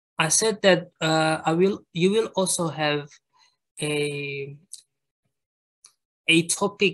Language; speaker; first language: English; non-native, fluent; Indonesian